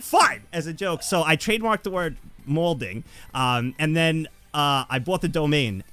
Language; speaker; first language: English; native; English